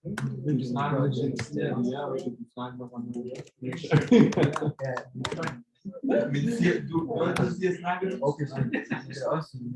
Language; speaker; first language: Danish; non-native, learner; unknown